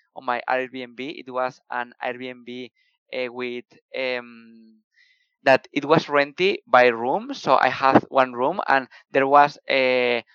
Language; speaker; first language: English; non-native, fluent; Spanish